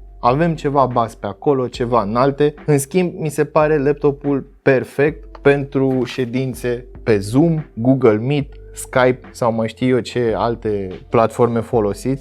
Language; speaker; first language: Romanian; native; Romanian